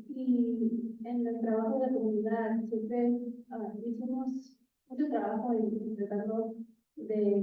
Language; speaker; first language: Spanish; early bilingual, other home language; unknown